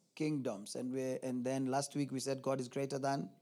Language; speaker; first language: English; non-native, local second language; Zulu